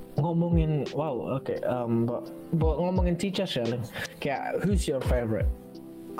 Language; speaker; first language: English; non-native, fluent; Indonesian